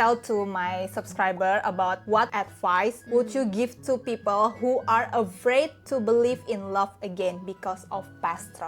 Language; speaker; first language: English; non-native, learner; Indonesian